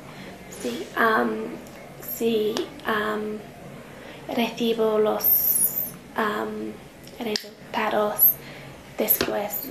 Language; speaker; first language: Spanish; non-native, learner; English